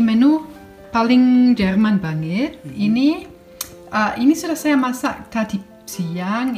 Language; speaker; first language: Indonesian; non-native, fluent; German